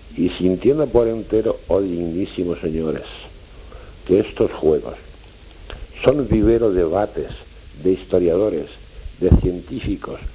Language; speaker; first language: Spanish; non-native, local second language; Catalan